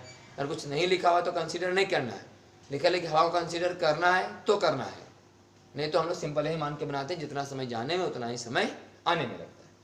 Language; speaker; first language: Hindi; native; Hindi